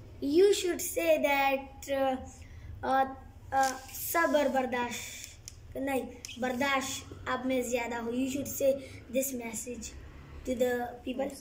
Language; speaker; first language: English; non-native, learner; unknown